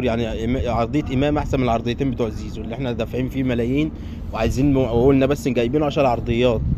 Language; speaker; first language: Arabic; native; Arabic